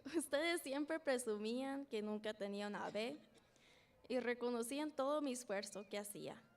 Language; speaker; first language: Spanish; early bilingual, other home language; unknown